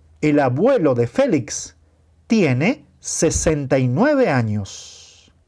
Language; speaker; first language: Spanish; non-native, fluent; Portuguese